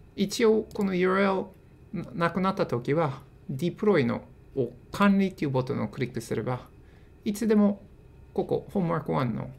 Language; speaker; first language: Japanese; non-native, fluent; English